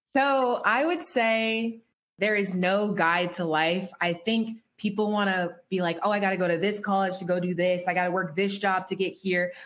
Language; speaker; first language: English; native; English